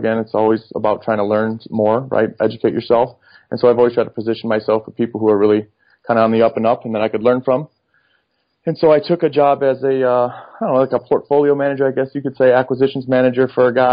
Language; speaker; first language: English; native; English